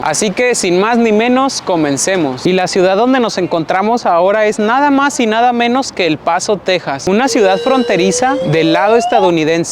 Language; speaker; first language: Spanish; native; Spanish